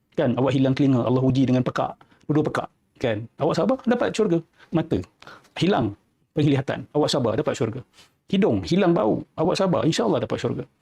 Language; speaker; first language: Malay; native; Malay